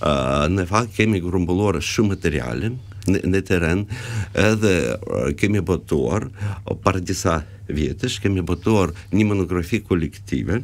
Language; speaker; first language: Albanian; non-native, fluent; Russian